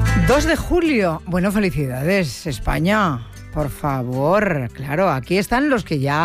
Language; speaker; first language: Spanish; native; Spanish